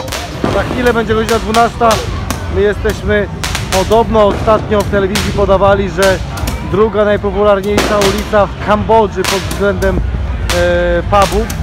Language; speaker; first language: Polish; native; Polish